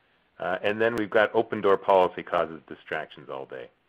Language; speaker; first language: English; native; English